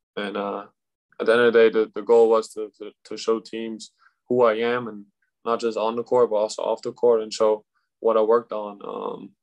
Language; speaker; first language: English; non-native, fluent; German